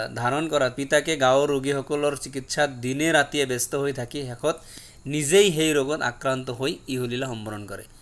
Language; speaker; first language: Assamese; non-native, local second language; Bangla